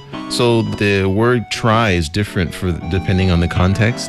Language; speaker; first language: English; native; English